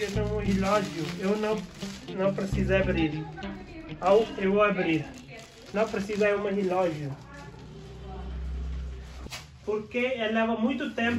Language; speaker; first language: Portuguese; non-native, learner; Hindi